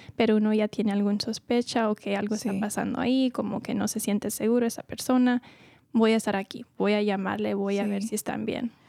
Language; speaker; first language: Spanish; early bilingual, heritage; Spanish